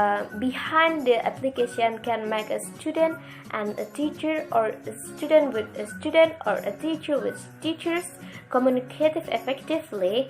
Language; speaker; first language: English; non-native, learner; Indonesian